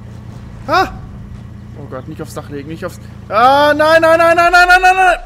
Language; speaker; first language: German; native; German